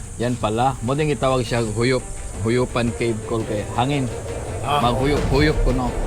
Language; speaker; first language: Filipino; non-native, local second language; Cebuano